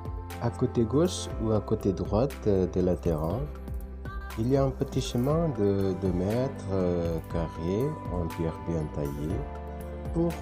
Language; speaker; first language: French; non-native, fluent; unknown